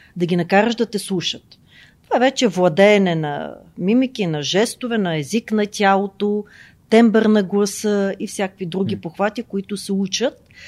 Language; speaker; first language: Bulgarian; native; Bulgarian